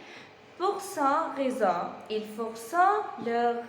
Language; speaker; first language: French; non-native, learner; Arabic